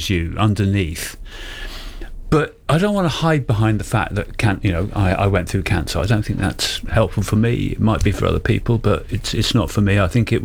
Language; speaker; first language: English; native; English